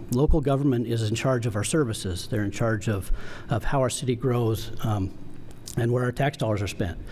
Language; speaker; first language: English; native; English